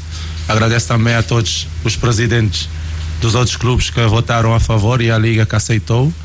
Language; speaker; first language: Portuguese; non-native, local second language; Kabuverdianu